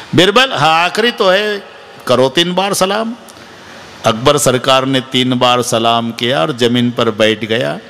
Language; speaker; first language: Hindi; non-native, local second language; Marathi